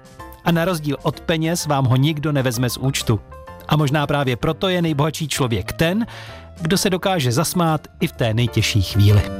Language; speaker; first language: Czech; native; Czech